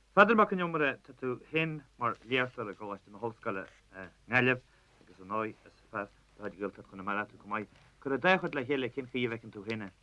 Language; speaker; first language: Irish; native; Irish